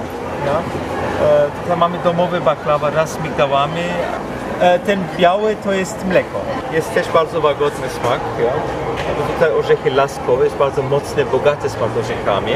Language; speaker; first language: Polish; non-native, learner; Turkish